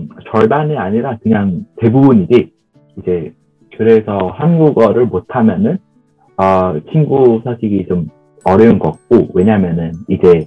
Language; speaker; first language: Korean; non-native, fluent; Vietnamese